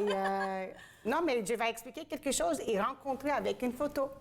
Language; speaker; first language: French; non-native, fluent; Greek